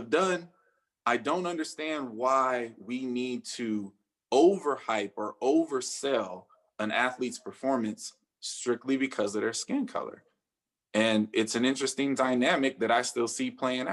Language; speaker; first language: English; native; English